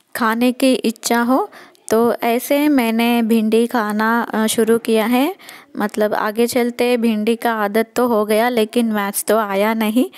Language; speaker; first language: Hindi; non-native, local second language; Telugu